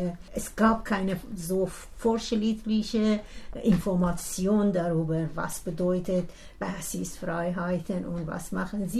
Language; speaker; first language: German; non-native, learner; Persian